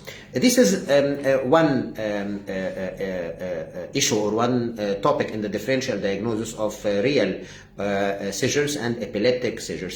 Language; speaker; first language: English; non-native, fluent; Arabic